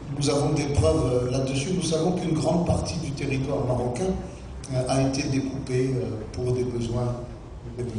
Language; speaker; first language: French; non-native, local second language; Arabic